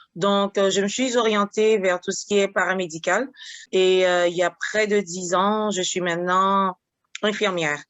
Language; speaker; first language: French; non-native, local second language; Haitian Creole